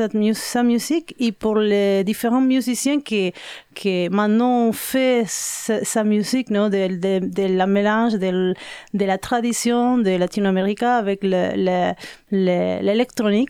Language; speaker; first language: French; non-native, learner; Spanish